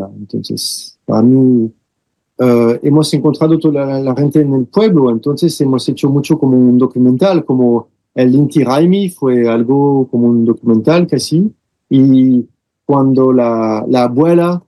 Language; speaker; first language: Spanish; non-native, fluent; French